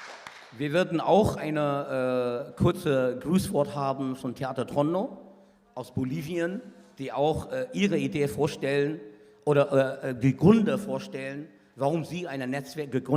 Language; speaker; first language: German; non-native, fluent; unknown